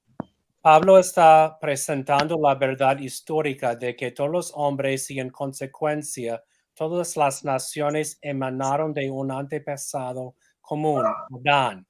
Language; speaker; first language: Spanish; non-native, fluent; English